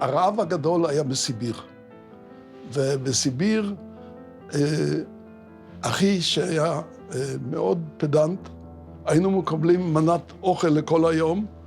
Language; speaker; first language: Hebrew; early bilingual, other home language; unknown